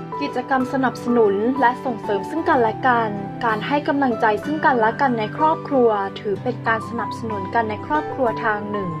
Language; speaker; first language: Thai; native; Thai